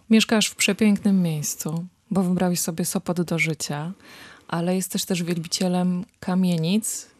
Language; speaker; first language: Polish; native; Polish